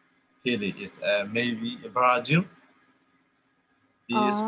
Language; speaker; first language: English; non-native, learner; Tedim Chin